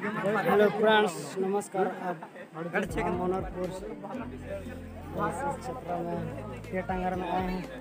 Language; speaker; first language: Hindi; non-native, local second language; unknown